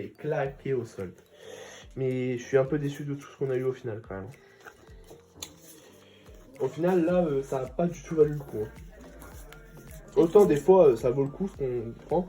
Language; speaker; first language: French; native; French